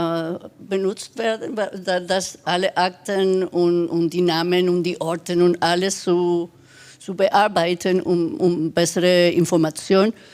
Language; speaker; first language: German; non-native, fluent; Spanish